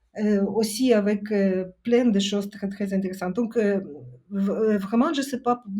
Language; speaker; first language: French; non-native, fluent; Ukrainian